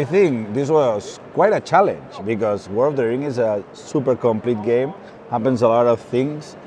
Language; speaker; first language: English; non-native, fluent; Spanish